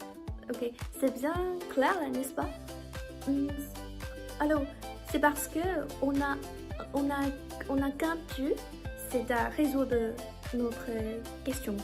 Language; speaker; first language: French; non-native, learner; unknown